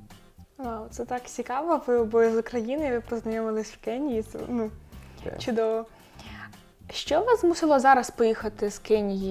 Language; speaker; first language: Ukrainian; native; Ukrainian